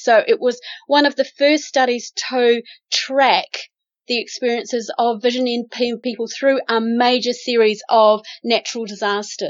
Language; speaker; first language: English; native; English